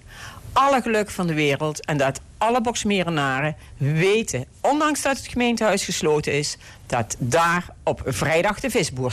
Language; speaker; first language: Dutch; native; Dutch